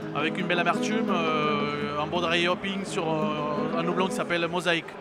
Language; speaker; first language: French; non-native, fluent; Spanish